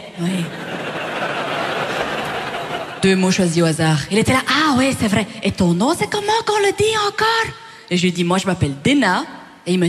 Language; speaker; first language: French; early bilingual, other home language; Persian